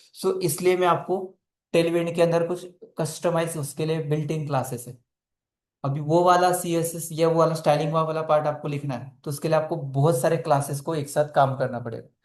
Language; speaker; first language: Hindi; non-native, local second language; Marathi